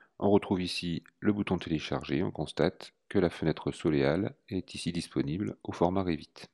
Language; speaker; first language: French; native; French